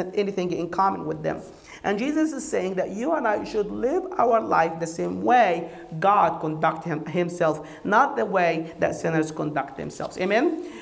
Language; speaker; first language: English; non-native, fluent; Arabic